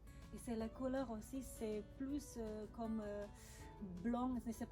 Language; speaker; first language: French; non-native, learner; Indonesian